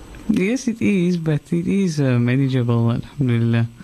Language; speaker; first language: English; native; English